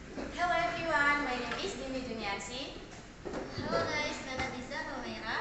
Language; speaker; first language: English; non-native, learner; Indonesian